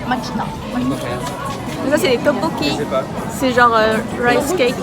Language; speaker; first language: French; native; French